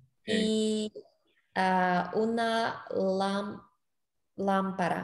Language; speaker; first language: Spanish; non-native, learner; English